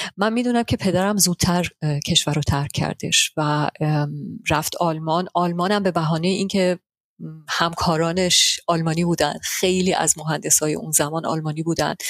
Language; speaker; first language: Persian; early bilingual, heritage; Persian